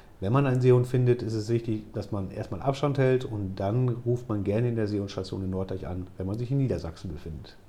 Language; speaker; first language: German; native; German